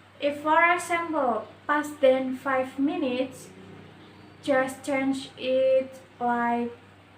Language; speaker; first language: English; non-native, learner; Indonesian